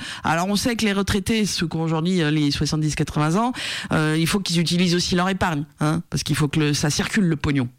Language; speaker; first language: French; native; French